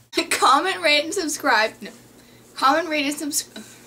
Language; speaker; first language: English; non-native, fluent; Danish